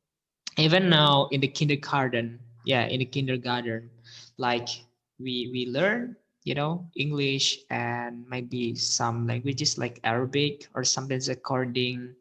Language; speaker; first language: English; non-native, fluent; Indonesian